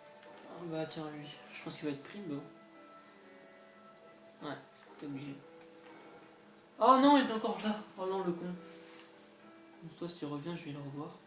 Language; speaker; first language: French; native; French